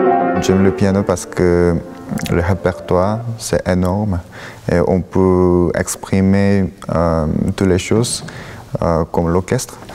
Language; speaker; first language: French; non-native, learner; Korean